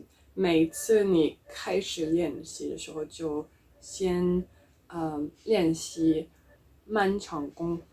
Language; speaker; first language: Chinese; non-native, learner; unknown